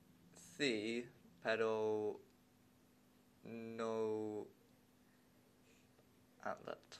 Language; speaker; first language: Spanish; non-native, learner; English